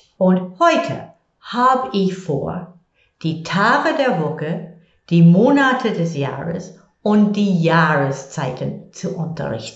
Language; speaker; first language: German; non-native, fluent; English